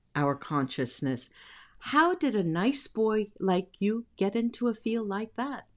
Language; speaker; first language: English; native; English